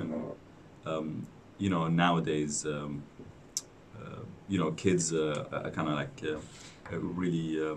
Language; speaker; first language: English; non-native, fluent; Persian